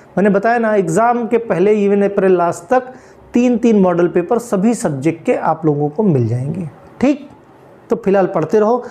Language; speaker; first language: Hindi; native; Hindi